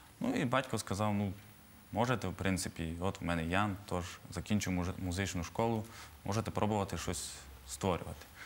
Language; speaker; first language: Ukrainian; native; Ukrainian